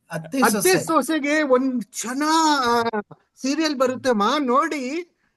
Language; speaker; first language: Kannada; non-native, learner; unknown